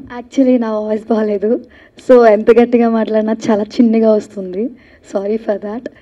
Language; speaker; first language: Telugu; native; Telugu